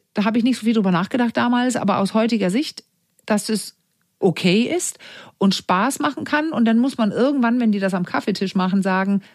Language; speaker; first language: German; non-native, fluent; Danish